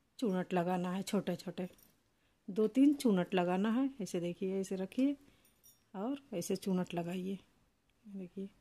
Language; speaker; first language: Hindi; native; Hindi